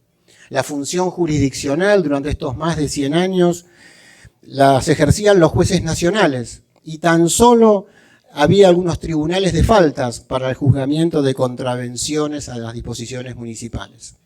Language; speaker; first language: Spanish; native; Spanish